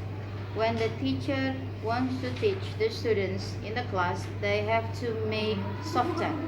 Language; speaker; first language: English; non-native, fluent; Indonesian